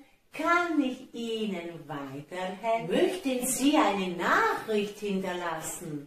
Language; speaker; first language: German; non-native, fluent; Italian